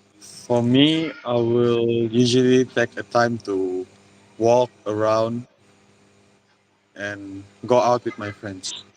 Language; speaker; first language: English; non-native, learner; Malay